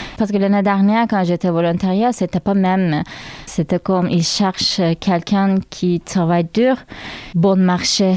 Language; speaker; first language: French; non-native, learner; Turkish